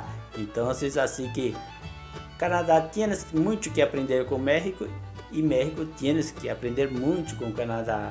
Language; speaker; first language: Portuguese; non-native, learner; Spanish